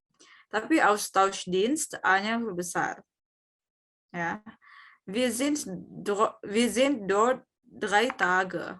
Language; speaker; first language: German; non-native, fluent; Indonesian